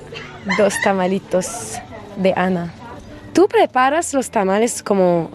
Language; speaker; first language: Spanish; non-native, learner; French